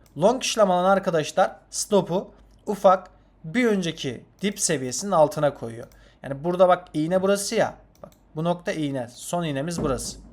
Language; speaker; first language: Turkish; non-native, fluent; Azerbaijani